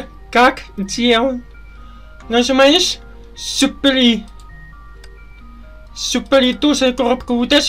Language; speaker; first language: Russian; non-native, learner; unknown